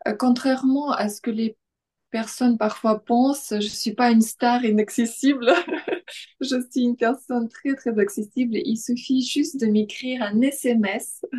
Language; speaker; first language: French; non-native, fluent; Russian